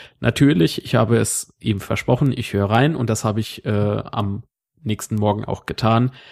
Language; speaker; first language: German; native; German